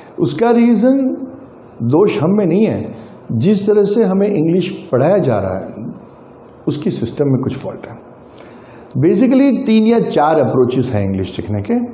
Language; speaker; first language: Hindi; non-native, local second language; Gujarati